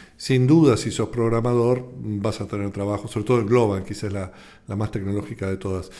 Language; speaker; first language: Spanish; native; Spanish